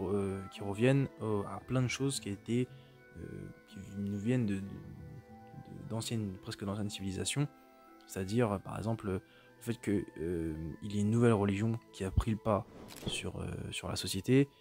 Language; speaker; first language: French; native; French